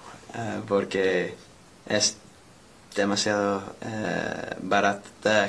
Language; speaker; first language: Spanish; non-native, learner; English